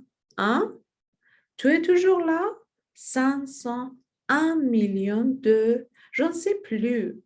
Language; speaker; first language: French; non-native, learner; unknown